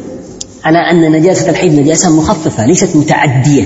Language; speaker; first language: Arabic; non-native, fluent; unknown